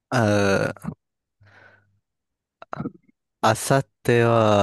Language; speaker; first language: Japanese; non-native, learner; Malay